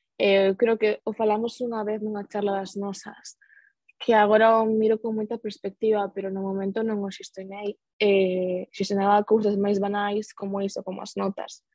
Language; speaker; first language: Galician; non-native, local second language; Spanish